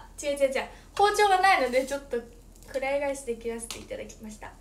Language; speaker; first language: Japanese; native; Japanese